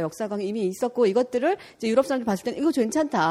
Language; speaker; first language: Korean; native; Korean